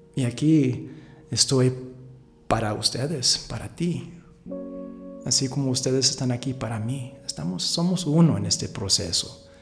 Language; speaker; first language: Spanish; early bilingual, heritage; Spanish